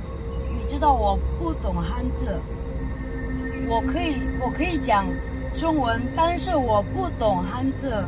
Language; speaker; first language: Chinese; early bilingual, heritage; Indonesian